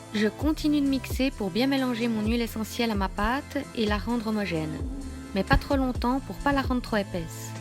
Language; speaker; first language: French; native; French